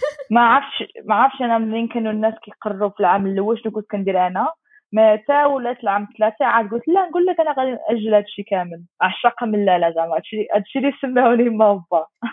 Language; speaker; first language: Arabic; early bilingual, heritage; Arabic